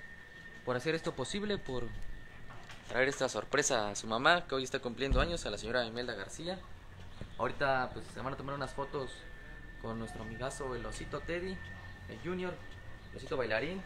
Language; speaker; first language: Spanish; native; Spanish